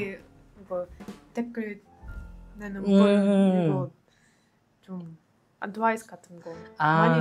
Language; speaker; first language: Korean; non-native, learner; Russian